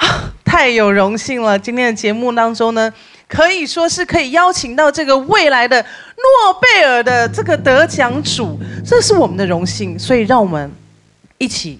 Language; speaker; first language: Chinese; native; Chinese